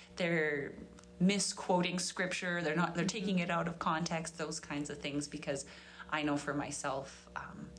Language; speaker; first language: English; native; English